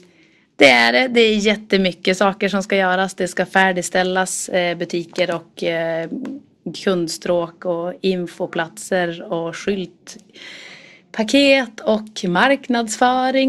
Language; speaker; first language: Swedish; native; Swedish